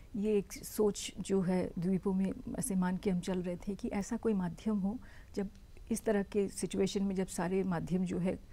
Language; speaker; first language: Hindi; native; Hindi